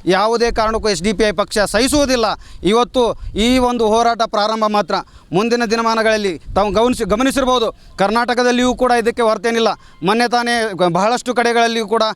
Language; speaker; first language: Kannada; non-native, local second language; Urdu